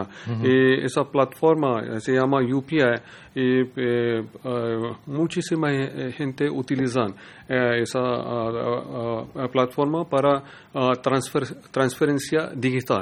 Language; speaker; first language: Spanish; non-native, learner; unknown